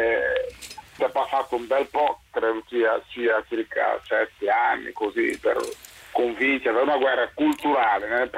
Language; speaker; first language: Italian; non-native, fluent; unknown